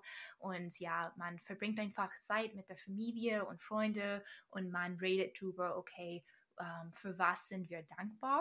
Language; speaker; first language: German; non-native, fluent; English